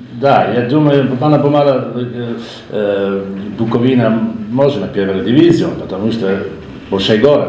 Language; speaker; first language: Russian; non-native, learner; Italian